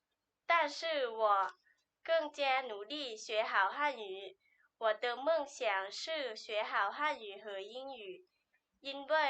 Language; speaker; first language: Chinese; non-native, learner; Lao